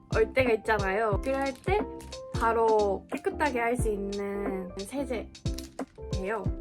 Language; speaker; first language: Korean; non-native, fluent; Japanese